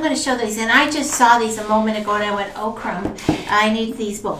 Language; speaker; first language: English; native; English